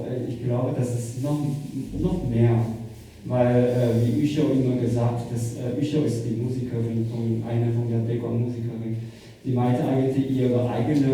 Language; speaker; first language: German; non-native, fluent; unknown